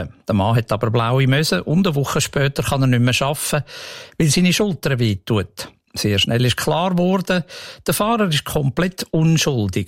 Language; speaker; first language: German; native; German